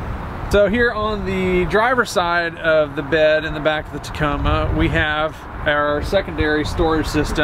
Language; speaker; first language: English; native; English